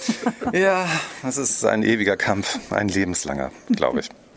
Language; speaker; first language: German; native; German